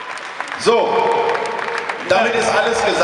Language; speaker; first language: German; non-native, fluent; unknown